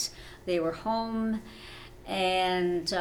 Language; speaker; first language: English; native; English